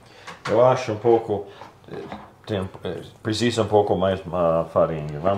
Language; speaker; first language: Portuguese; non-native, learner; English